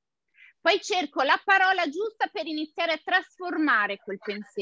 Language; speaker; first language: Italian; native; Italian